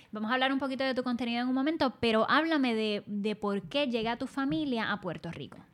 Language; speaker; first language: Spanish; native; Spanish